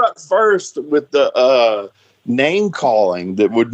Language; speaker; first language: English; native; English